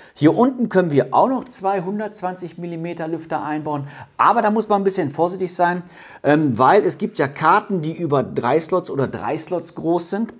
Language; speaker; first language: German; native; German